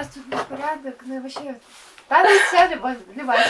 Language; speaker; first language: Russian; native; Russian